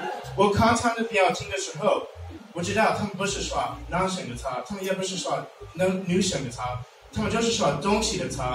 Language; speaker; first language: Chinese; non-native, learner; English